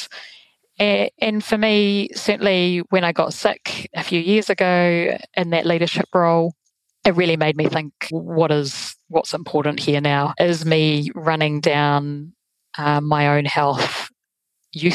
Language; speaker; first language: English; native; English